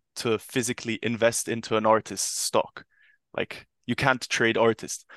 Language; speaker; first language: English; non-native, fluent; Italian